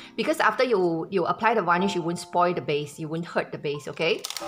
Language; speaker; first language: English; non-native, local second language; Chinese